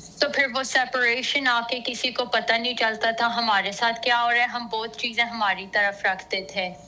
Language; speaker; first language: Urdu; early bilingual, heritage; Urdu